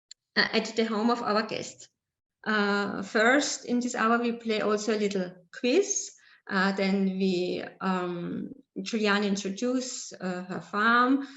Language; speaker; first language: English; non-native, learner; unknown